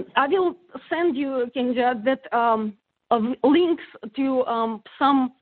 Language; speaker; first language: English; non-native, fluent; Russian